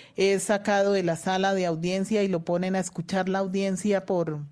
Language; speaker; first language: Spanish; native; Spanish